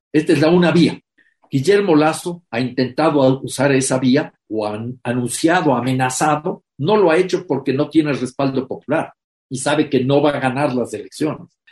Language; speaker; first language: Spanish; native; Spanish